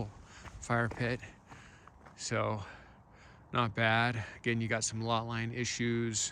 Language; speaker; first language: English; native; English